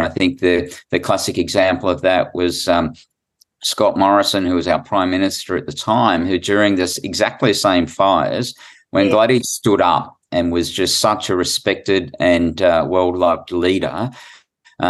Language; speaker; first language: English; native; English